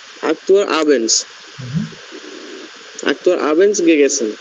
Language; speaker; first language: German; non-native, learner; Bangla